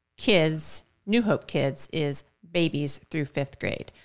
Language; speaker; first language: English; native; English